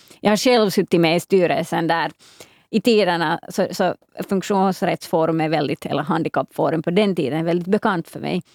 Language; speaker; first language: Swedish; native; Swedish